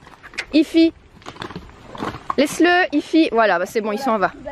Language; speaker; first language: French; native; French